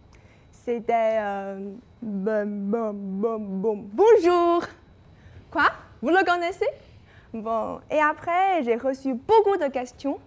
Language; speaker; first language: French; non-native, fluent; Chinese